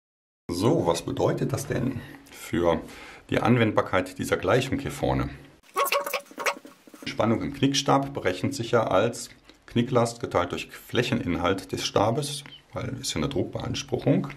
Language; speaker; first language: German; native; German